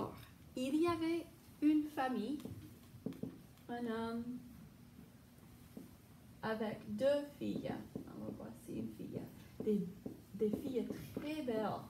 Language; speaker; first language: French; non-native, fluent; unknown